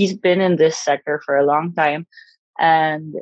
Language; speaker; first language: English; non-native, local second language; Filipino